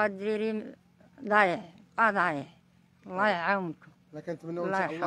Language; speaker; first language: Arabic; native; Arabic